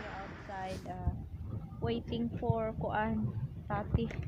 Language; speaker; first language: English; non-native, local second language; Cebuano